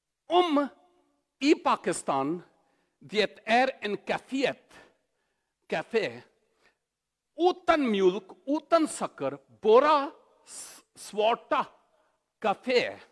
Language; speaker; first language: Swedish; non-native, learner; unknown